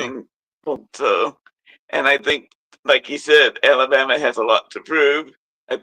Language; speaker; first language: English; native; English